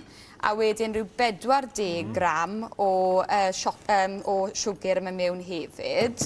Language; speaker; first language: Welsh; native; Welsh